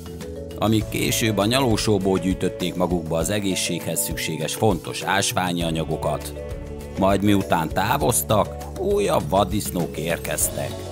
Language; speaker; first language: Hungarian; native; Hungarian